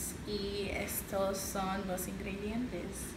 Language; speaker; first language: Spanish; non-native, learner; English